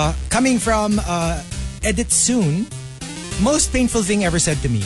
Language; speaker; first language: English; non-native, local second language; Filipino